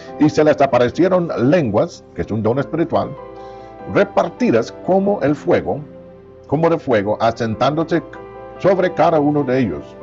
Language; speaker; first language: Spanish; non-native, fluent; English